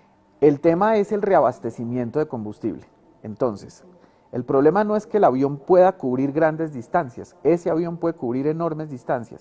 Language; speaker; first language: Spanish; native; Spanish